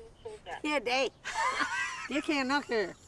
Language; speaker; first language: Danish; early bilingual, heritage; Danish